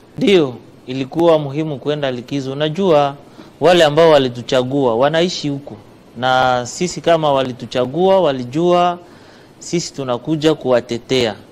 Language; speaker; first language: Swahili; native; Swahili